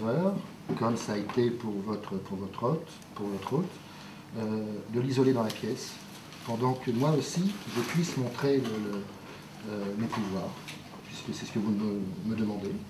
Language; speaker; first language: French; native; French